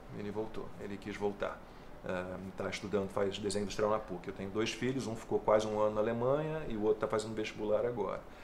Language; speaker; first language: Portuguese; native; Portuguese